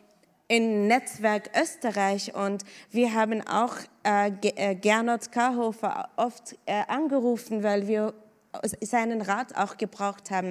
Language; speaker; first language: German; non-native, fluent; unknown